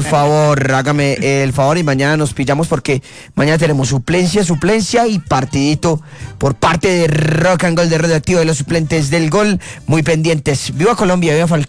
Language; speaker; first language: Spanish; native; Spanish